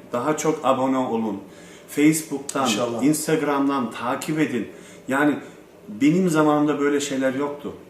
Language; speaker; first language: Turkish; early bilingual, heritage; Turkish